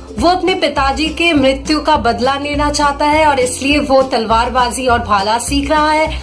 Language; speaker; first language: Hindi; non-native, local second language; Bangla